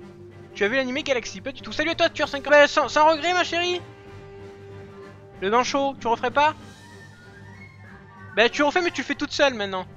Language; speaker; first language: French; native; French